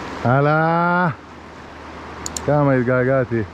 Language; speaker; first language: Hebrew; native; Hebrew